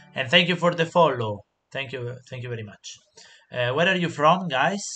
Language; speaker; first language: English; non-native, learner; Italian